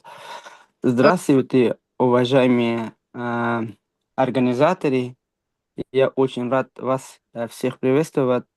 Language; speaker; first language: Russian; non-native, fluent; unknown